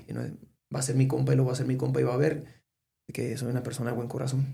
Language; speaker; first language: Spanish; early bilingual, heritage; Spanish